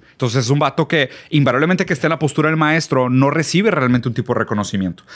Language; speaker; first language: Spanish; early bilingual, other home language; Portuguese